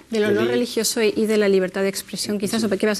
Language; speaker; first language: Spanish; native; Spanish